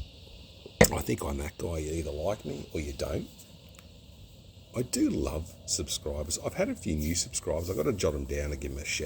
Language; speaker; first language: English; native; English